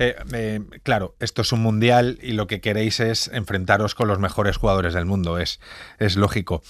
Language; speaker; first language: Spanish; native; Spanish